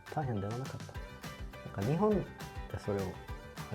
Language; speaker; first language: Japanese; non-native, fluent; Swedish